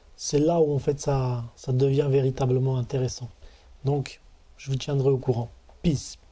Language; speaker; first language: French; non-native, fluent; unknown